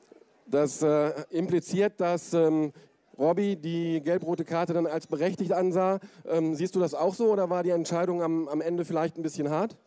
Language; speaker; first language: German; native; German